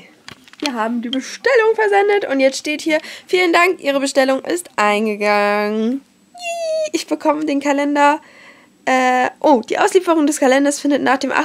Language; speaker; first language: German; native; German